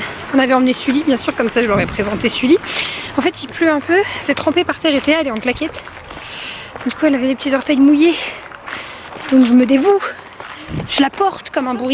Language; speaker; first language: French; native; French